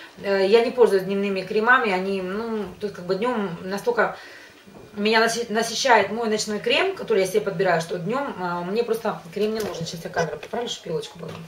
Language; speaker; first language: Russian; native; Russian